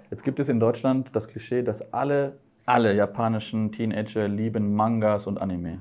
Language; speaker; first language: German; native; German